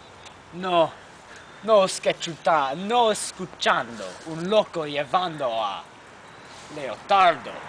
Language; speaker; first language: Spanish; non-native, learner; English